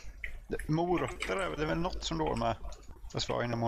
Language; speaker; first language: Swedish; native; Swedish